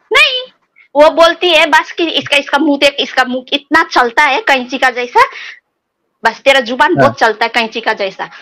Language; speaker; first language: Hindi; non-native, local second language; Nepali